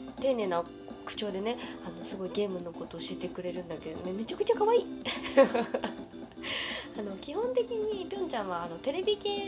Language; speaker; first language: Japanese; native; Japanese